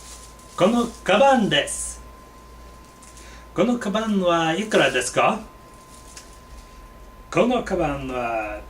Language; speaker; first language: Japanese; non-native, learner; English